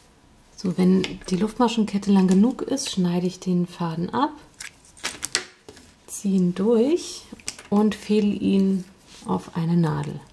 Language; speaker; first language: German; native; German